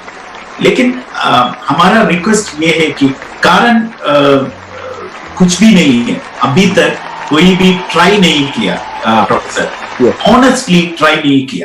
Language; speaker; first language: Hindi; non-native, local second language; Malayalam